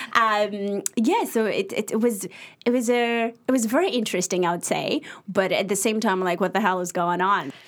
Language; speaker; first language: English; early bilingual, other home language; Arabic